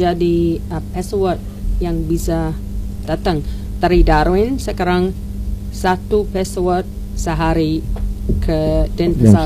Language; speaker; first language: Indonesian; non-native, learner; English